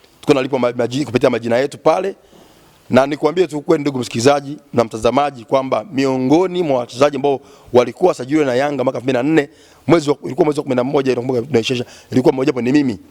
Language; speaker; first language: Swahili; native; Swahili